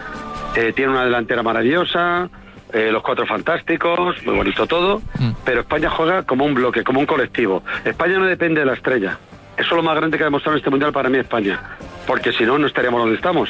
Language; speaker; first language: Spanish; native; Spanish